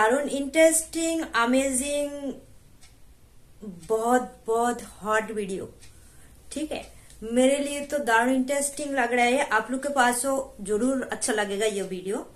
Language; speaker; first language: Hindi; non-native, local second language; Bangla